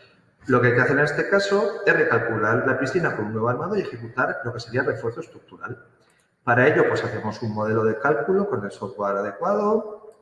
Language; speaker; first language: Spanish; native; Spanish